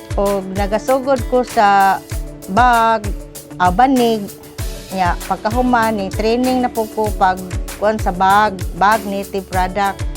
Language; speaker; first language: Cebuano; native; Cebuano